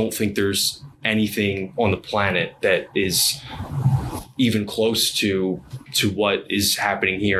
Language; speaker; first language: English; native; English